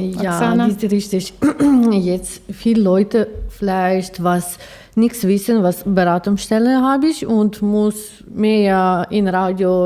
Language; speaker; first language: German; non-native, learner; Ukrainian